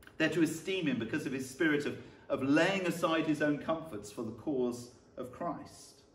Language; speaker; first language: English; native; English